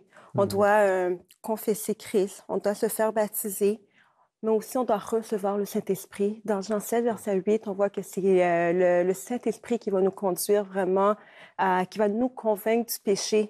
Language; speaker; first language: French; native; French